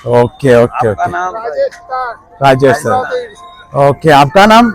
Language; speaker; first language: Hindi; non-native, local second language; Malayalam